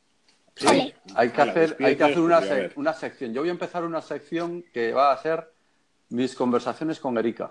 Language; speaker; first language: Spanish; native; Spanish